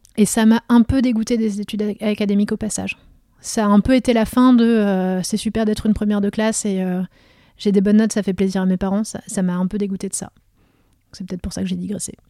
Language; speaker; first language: French; native; French